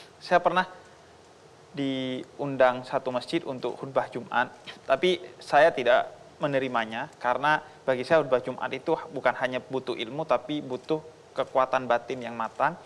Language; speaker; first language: Indonesian; native; Indonesian